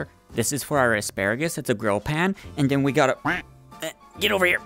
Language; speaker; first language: English; native; English